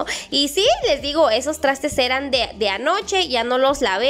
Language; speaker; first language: Spanish; native; Spanish